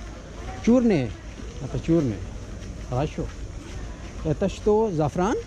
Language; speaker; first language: Russian; non-native, learner; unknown